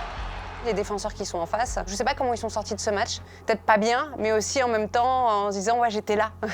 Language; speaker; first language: French; native; French